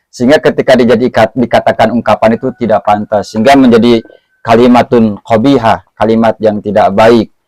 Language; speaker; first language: Indonesian; non-native, local second language; Sundanese